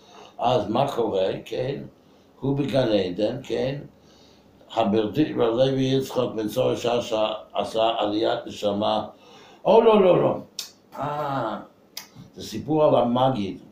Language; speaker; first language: Hebrew; non-native, fluent; English